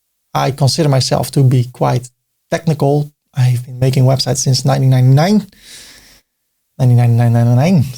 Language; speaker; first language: English; non-native, fluent; Dutch